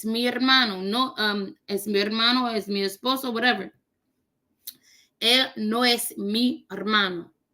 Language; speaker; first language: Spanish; non-native, learner; English